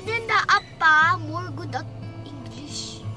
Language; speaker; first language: English; non-native, learner; Korean